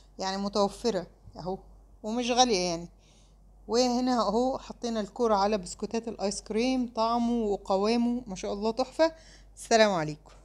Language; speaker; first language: Arabic; native; Arabic